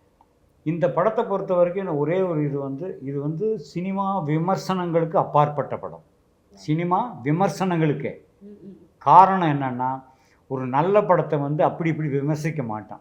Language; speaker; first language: Tamil; native; Tamil